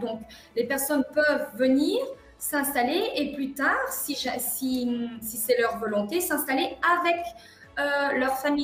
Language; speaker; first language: French; non-native, fluent; Portuguese